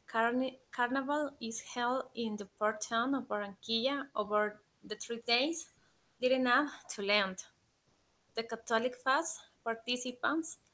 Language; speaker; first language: English; non-native, learner; Spanish